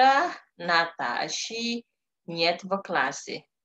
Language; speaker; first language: Russian; non-native, fluent; Indonesian